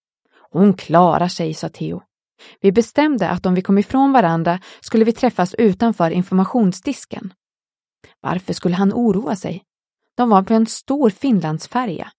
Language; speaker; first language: Swedish; native; Swedish